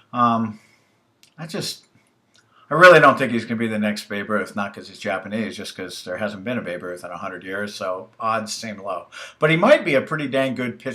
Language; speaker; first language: English; native; English